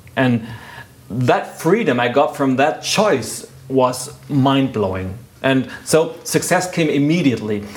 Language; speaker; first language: English; non-native, fluent; German